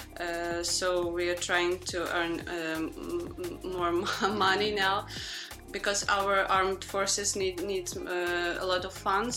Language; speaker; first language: English; non-native, fluent; Ukrainian